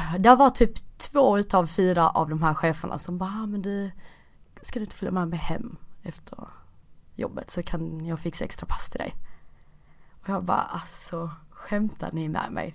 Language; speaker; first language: Swedish; early bilingual, other home language; Portuguese